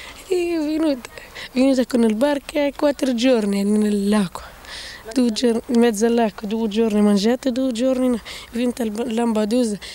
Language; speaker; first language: Italian; non-native, learner; Arabic